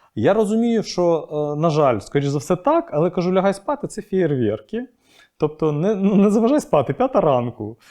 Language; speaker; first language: Ukrainian; non-native, local second language; Russian